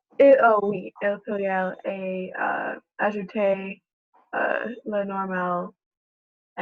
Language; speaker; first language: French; non-native, learner; English